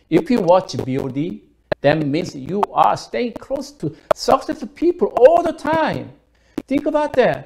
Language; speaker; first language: English; non-native, fluent; Korean